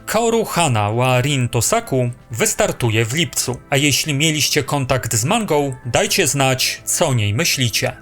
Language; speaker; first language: Polish; native; Polish